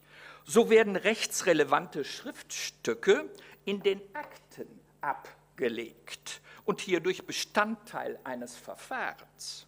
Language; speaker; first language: German; native; German